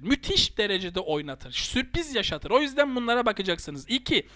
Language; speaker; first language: Turkish; native; Turkish